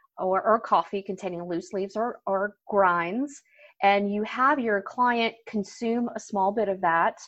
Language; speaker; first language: English; native; English